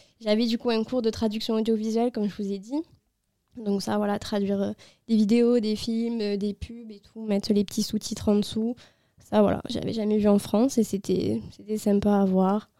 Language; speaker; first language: French; native; French